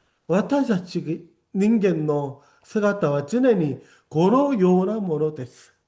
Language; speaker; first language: Japanese; non-native, fluent; Korean